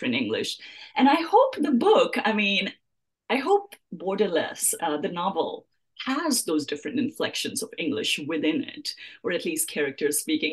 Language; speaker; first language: English; native; English